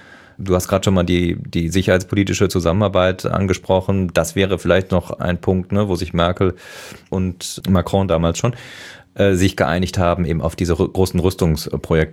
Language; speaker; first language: German; native; German